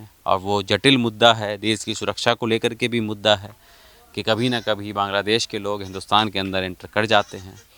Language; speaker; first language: Hindi; native; Hindi